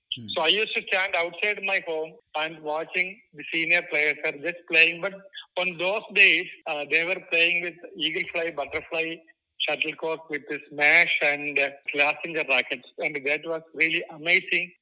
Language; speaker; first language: English; non-native, local second language; Malayalam